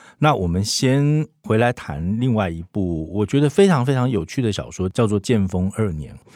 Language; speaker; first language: Chinese; native; Chinese